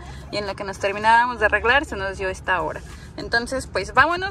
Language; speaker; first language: Spanish; native; Spanish